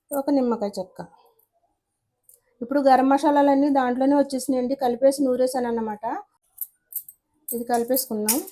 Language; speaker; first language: Telugu; native; Telugu